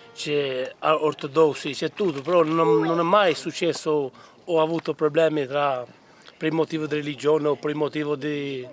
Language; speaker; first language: Italian; non-native, fluent; Albanian